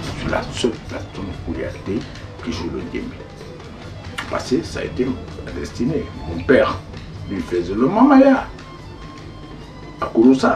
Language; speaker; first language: French; non-native, local second language; Mandingo